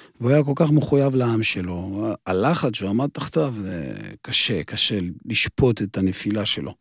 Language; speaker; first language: Hebrew; non-native, fluent; Russian